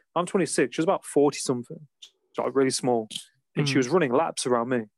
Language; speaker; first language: English; native; English